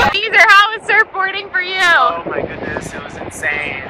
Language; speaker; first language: English; native; English